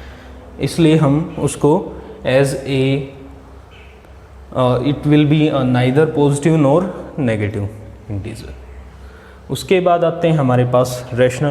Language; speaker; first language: Hindi; native; Hindi